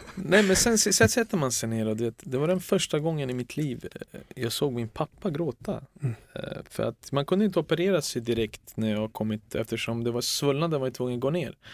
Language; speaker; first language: Swedish; early bilingual, other home language; Serbian